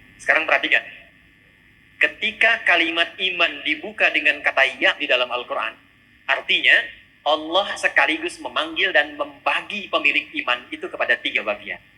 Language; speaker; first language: Indonesian; native; Indonesian